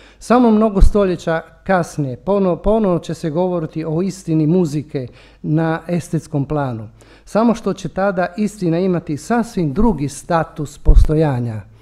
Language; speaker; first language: Croatian; non-native, local second language; Italian